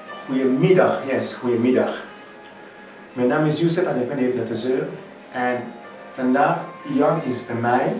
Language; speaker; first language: Dutch; non-native, fluent; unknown